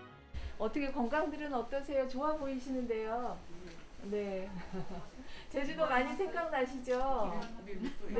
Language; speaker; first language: Korean; native; Korean